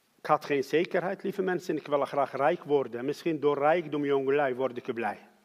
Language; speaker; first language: Dutch; non-native, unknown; Arabic